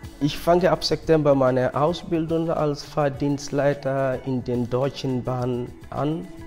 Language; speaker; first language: German; non-native, learner; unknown